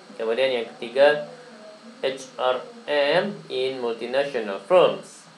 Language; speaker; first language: English; non-native, fluent; Indonesian